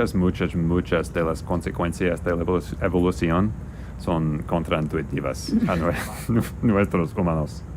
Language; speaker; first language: Spanish; non-native, learner; English